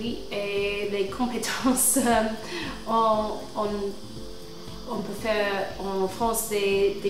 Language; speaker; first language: French; non-native, fluent; English